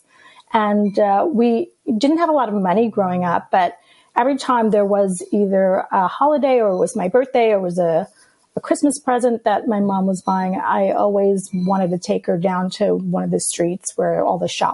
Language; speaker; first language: English; early bilingual, other home language; Greek